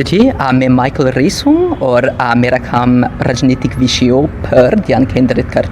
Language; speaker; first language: Hindi; non-native, learner; English